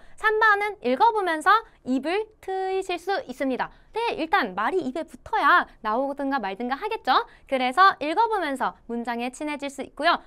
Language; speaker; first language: Korean; native; Korean